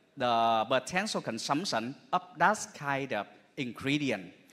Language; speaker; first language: English; non-native, fluent; Vietnamese